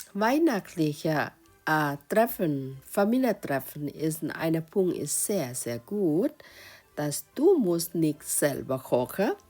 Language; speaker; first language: German; non-native, learner; Thai